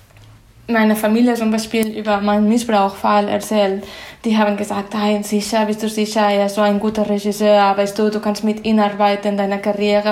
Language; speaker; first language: German; non-native, fluent; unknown